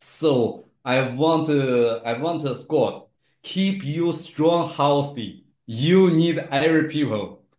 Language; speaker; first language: English; non-native, learner; Chinese